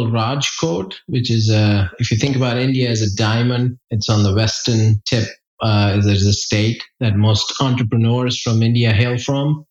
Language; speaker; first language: English; non-native, local second language; Gujarati